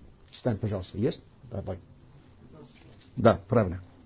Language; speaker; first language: Russian; non-native, learner; English